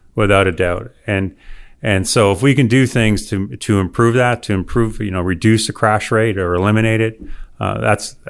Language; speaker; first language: English; native; English